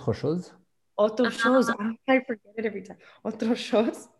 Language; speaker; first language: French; non-native, learner; English